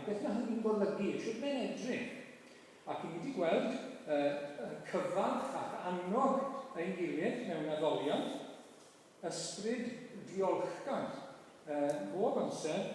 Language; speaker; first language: Welsh; native; Welsh